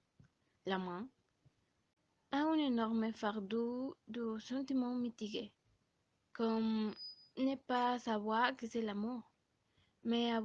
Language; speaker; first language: French; non-native, learner; Spanish